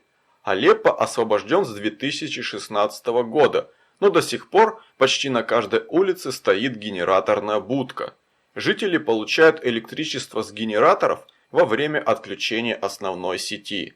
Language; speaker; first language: Russian; native; Russian